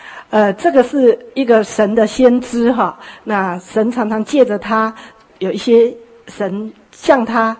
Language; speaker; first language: Chinese; native; Chinese